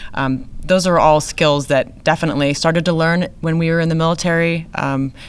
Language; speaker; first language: English; native; English